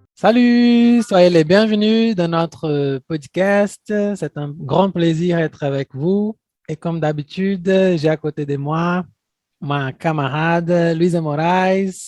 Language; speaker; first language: French; non-native, fluent; Portuguese